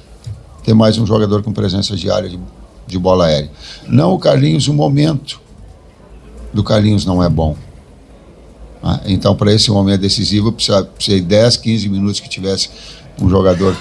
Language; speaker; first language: Portuguese; native; Portuguese